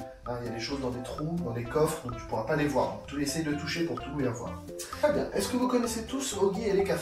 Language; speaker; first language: French; native; French